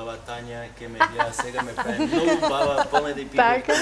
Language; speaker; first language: Macedonian; non-native, learner; English